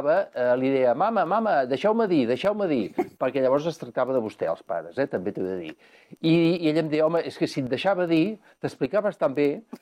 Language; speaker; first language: Catalan; native; Catalan